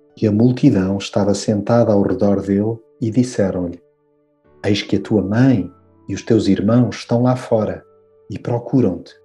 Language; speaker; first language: Portuguese; native; Portuguese